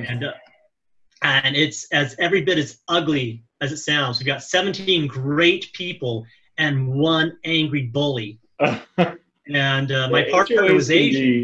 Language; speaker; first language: English; native; English